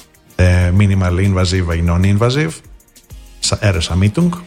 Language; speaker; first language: Hungarian; non-native, fluent; Greek